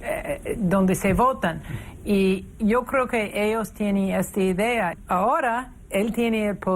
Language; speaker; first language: Spanish; non-native, fluent; English